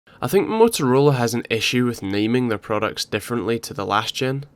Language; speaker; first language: English; native; English